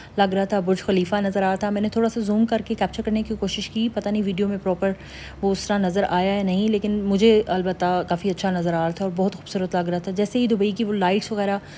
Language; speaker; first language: Urdu; native; Urdu